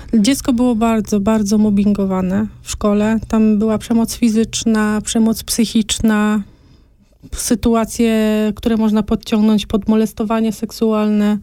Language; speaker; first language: Polish; native; Polish